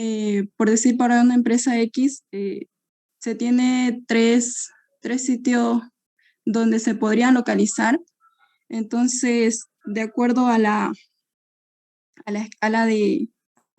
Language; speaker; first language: Spanish; native; Spanish